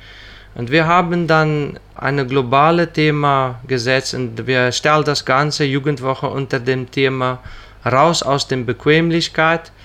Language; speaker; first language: German; non-native, local second language; Plautdietsch